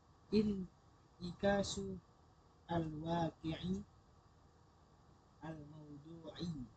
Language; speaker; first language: Arabic; non-native, learner; Indonesian